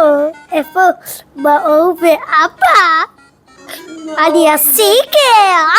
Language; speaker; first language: Hebrew; early bilingual, heritage; Hebrew